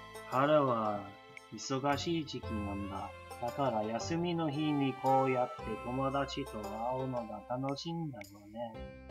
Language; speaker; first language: Japanese; non-native, learner; English